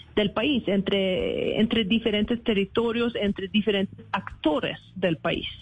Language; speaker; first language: Spanish; non-native, fluent; Swedish